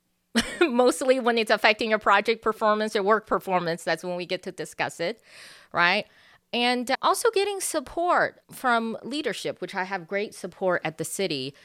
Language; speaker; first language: English; early bilingual, other home language; Chinese